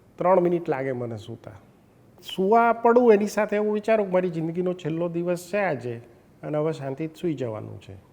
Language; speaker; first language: Gujarati; native; Gujarati